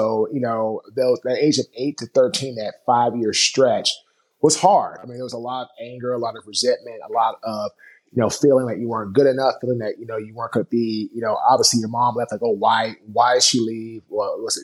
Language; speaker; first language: English; native; English